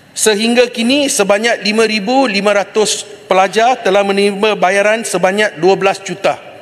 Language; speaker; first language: Malay; non-native, local second language; Tamil